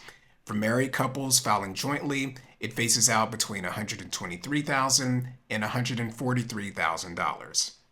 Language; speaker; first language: English; native; English